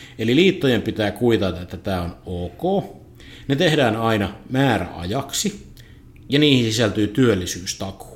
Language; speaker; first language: Finnish; native; Finnish